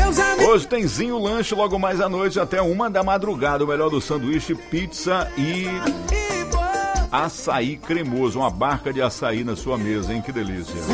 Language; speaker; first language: Portuguese; native; Portuguese